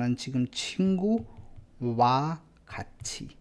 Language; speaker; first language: Korean; non-native, fluent; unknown